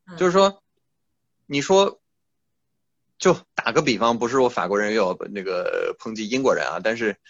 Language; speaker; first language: Chinese; non-native, fluent; French